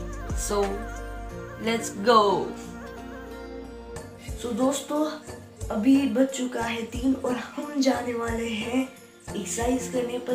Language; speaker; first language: Hindi; non-native, local second language; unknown